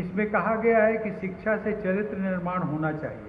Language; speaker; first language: Hindi; native; Hindi